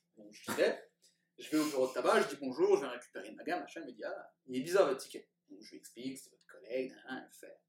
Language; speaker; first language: French; native; French